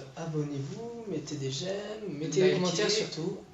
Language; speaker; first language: French; native; French